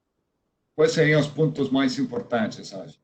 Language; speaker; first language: Portuguese; non-native, fluent; Spanish